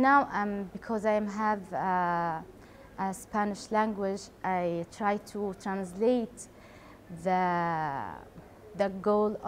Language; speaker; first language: English; non-native, learner; Arabic